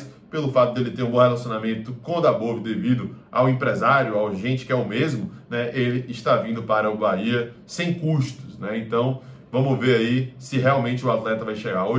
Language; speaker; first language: Portuguese; native; Portuguese